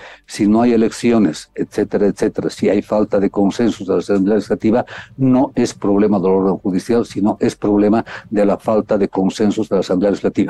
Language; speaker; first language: Spanish; native; Spanish